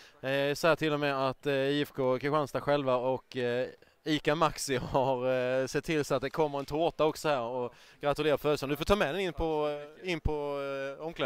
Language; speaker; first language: Swedish; native; Swedish